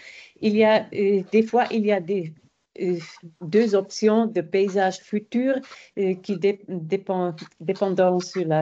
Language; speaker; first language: French; non-native, fluent; German